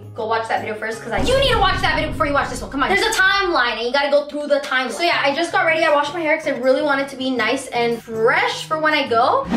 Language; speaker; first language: English; native; English